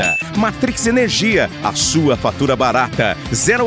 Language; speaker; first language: Portuguese; native; Portuguese